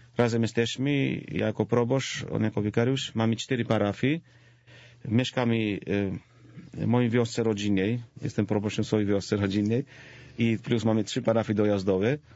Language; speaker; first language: Polish; non-native, fluent; Georgian